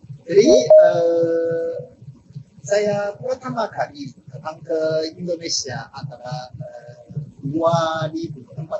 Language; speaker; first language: Indonesian; non-native, learner; Japanese